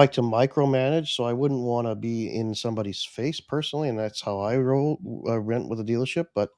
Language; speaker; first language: English; native; English